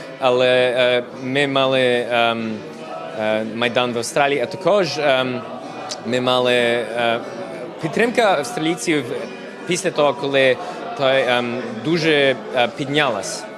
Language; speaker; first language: Ukrainian; early bilingual, heritage; Ukrainian